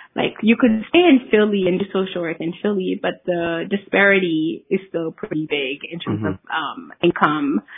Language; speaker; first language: English; early bilingual, other home language; Haitian Creole